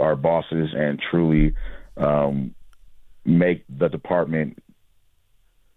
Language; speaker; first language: English; native; English